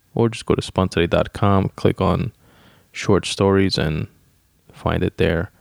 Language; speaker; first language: English; early bilingual, other home language; Spanish